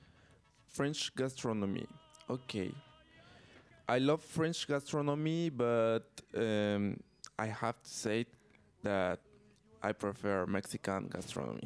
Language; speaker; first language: English; non-native, learner; Spanish